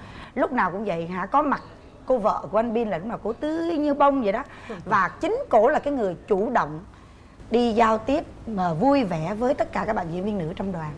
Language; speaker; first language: Vietnamese; native; Vietnamese